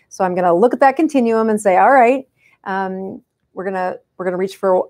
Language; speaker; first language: English; native; English